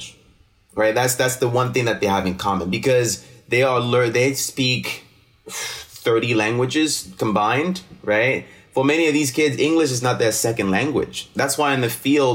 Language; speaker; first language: English; non-native, local second language; French